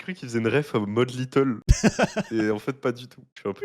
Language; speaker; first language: French; native; French